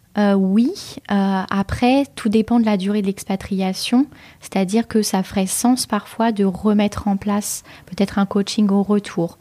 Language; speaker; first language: French; native; French